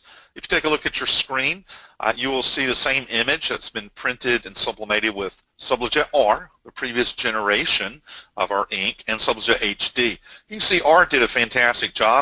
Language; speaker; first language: English; native; English